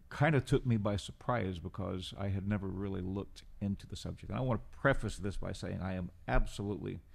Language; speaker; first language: English; non-native, fluent; Spanish